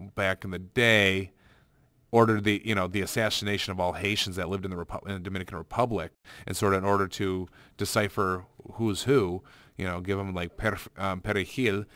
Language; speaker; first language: English; native; English